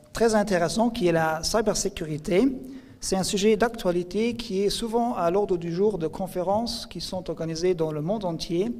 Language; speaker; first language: French; non-native, local second language; Luxembourgish